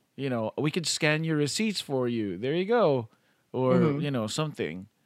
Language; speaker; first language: English; non-native, local second language; Filipino